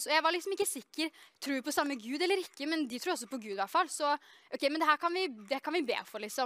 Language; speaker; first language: Norwegian; native; Norwegian